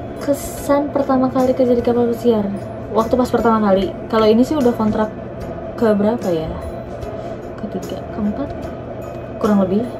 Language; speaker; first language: Indonesian; native; Indonesian